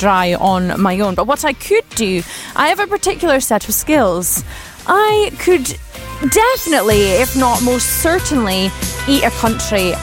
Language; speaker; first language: English; native; English